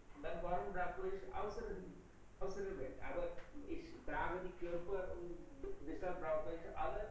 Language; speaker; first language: German; non-native, learner; Hindi